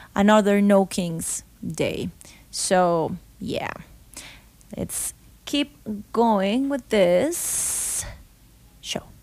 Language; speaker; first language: English; non-native, learner; Spanish